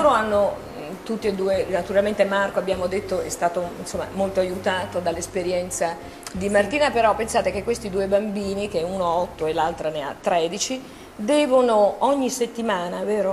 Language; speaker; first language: Italian; native; Italian